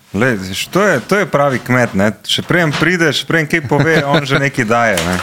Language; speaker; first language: Slovenian; native; Slovenian